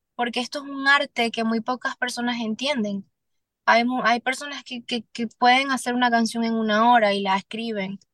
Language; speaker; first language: Spanish; native; Spanish